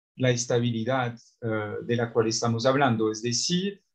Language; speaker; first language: Spanish; non-native, fluent; French